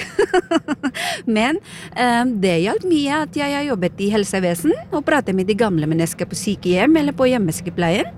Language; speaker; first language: Norwegian; non-native, fluent; Filipino